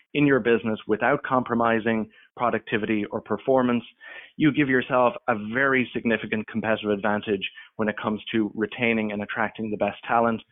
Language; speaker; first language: English; native; English